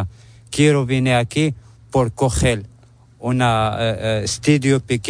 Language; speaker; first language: Spanish; non-native, learner; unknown